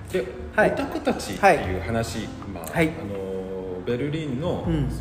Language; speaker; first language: Japanese; early bilingual, other home language; Korean